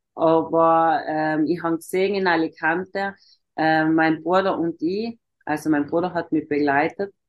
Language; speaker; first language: German; native; German